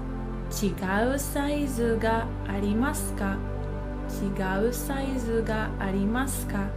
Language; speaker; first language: Japanese; non-native, fluent; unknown